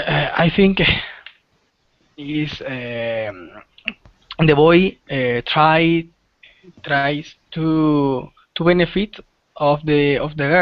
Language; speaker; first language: English; non-native, learner; Spanish